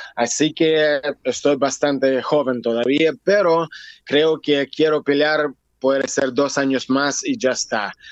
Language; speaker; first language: Spanish; non-native, learner; Russian